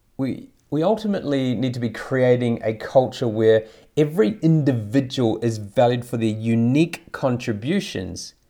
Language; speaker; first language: English; native; English